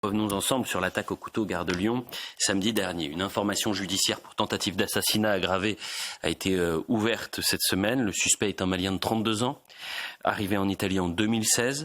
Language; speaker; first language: French; native; French